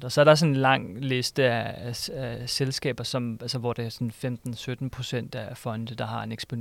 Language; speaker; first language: Danish; native; Danish